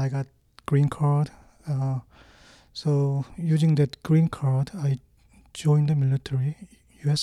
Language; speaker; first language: English; non-native, fluent; Korean